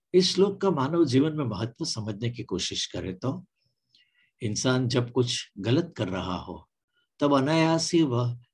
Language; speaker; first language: Hindi; non-native, local second language; Gujarati